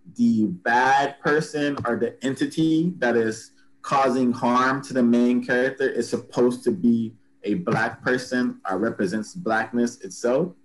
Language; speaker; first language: English; native; English